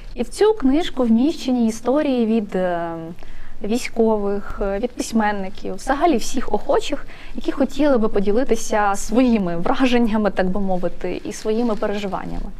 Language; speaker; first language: Ukrainian; native; Ukrainian